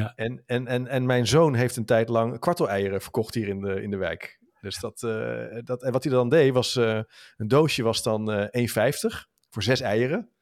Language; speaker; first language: Dutch; native; Dutch